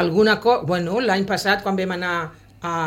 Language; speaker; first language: Catalan; native; Catalan